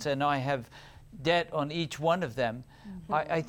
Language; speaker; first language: English; native; English